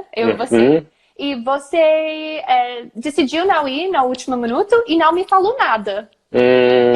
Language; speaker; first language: Portuguese; non-native, fluent; English